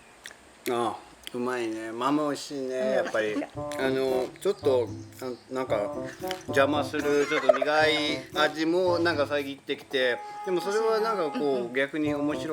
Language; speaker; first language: Japanese; non-native, fluent; Swedish